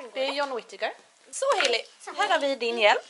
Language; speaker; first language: Swedish; native; Swedish